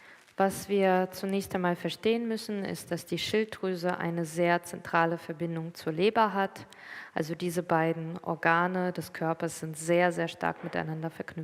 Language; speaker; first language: German; native; German